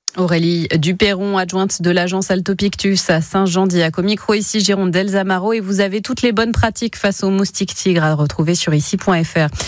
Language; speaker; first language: French; native; French